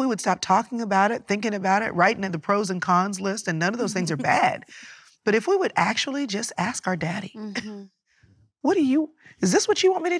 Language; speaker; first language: English; native; English